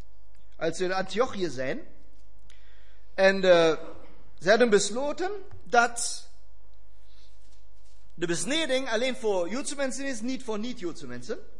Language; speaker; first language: Dutch; non-native, fluent; German